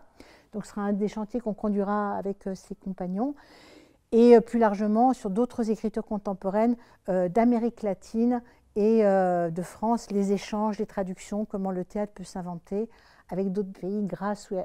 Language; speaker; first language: French; native; French